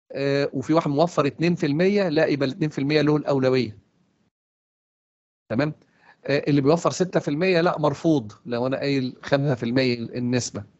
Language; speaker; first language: Arabic; native; Arabic